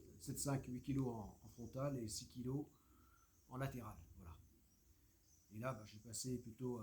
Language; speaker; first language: French; native; French